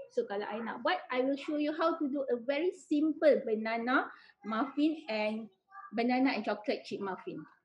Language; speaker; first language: English; non-native, local second language; Malay